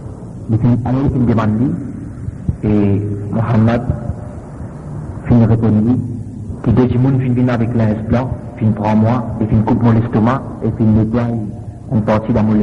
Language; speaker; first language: French; non-native, local second language; Morisyen